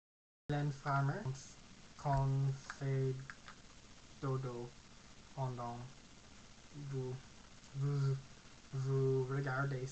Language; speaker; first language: French; non-native, learner; English